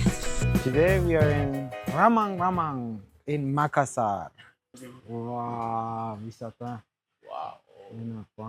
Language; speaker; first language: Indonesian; non-native, learner; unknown